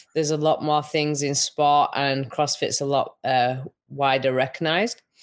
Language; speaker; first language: English; native; English